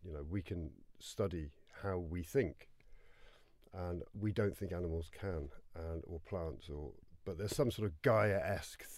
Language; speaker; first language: English; native; English